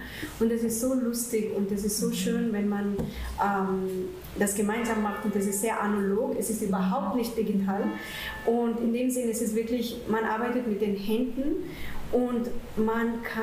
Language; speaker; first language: German; non-native, fluent; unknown